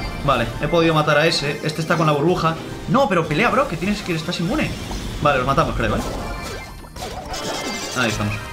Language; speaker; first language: Spanish; native; Spanish